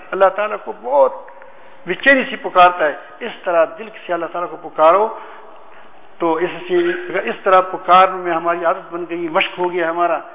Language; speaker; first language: Urdu; native; Urdu